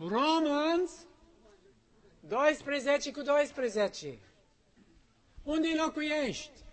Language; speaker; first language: Romanian; non-native, learner; English